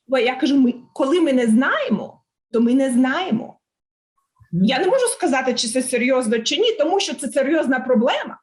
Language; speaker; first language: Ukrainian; non-native, learner; English